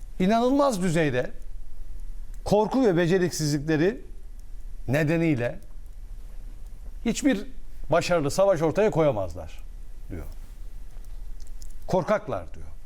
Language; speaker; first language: Turkish; native; Turkish